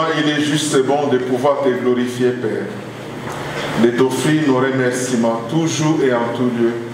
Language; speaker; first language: French; non-native, local second language; Lingala